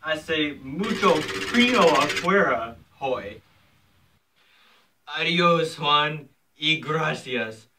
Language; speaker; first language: Spanish; non-native, learner; English